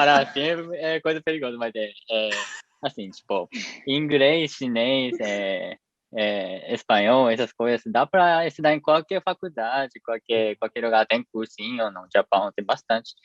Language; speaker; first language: Portuguese; non-native, fluent; Japanese